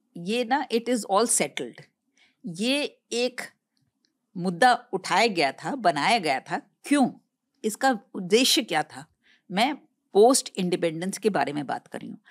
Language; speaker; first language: Hindi; native; Hindi